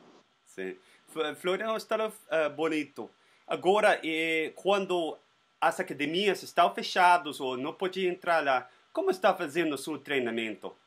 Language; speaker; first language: Portuguese; non-native, learner; Spanish